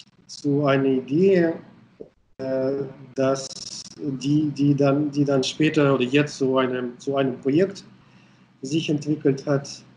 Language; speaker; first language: German; non-native, fluent; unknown